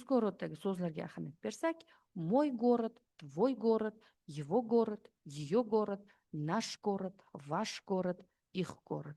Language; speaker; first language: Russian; non-native, fluent; Uzbek